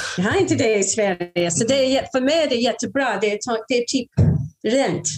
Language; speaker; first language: Swedish; non-native, fluent; English